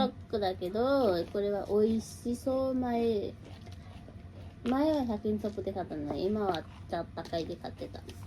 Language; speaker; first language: Japanese; non-native, learner; Nepali